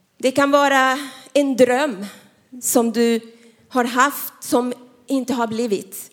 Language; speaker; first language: Swedish; non-native, fluent; Spanish